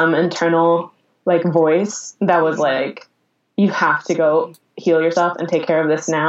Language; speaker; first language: English; native; English